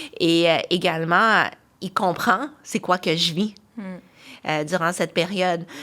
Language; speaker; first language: French; early bilingual, other home language; Chinese